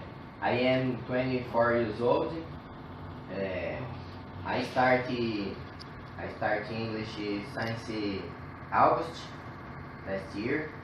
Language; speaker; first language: English; non-native, learner; Portuguese